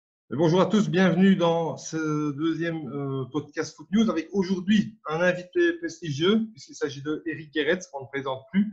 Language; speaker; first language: French; native; French